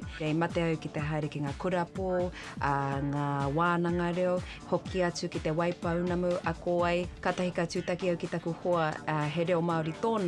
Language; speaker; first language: Māori; non-native, local second language; English